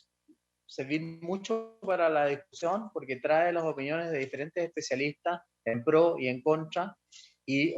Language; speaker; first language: Spanish; native; Spanish